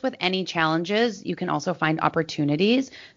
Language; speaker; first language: English; native; English